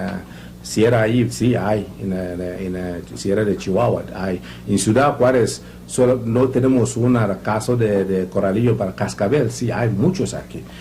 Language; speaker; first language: Spanish; non-native, learner; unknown